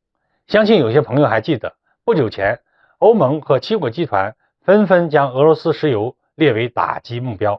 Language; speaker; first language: Chinese; native; Chinese